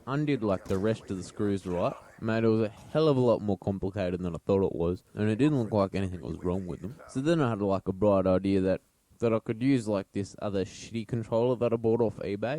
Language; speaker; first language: English; native; English